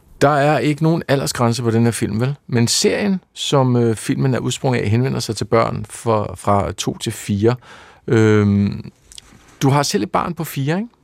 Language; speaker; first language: Danish; native; Danish